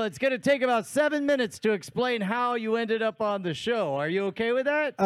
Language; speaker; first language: English; native; English